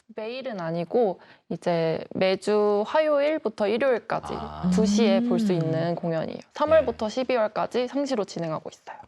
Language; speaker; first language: Korean; native; Korean